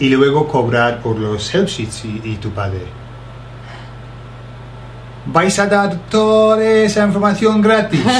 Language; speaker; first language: Spanish; non-native, fluent; English